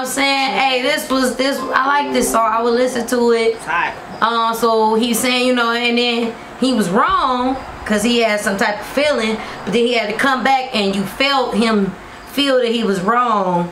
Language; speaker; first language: English; native; English